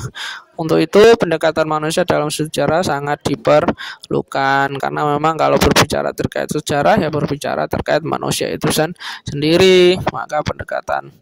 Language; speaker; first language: Indonesian; native; Indonesian